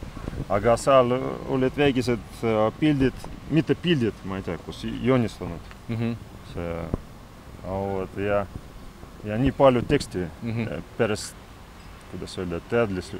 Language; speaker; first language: Estonian; non-native, local second language; Russian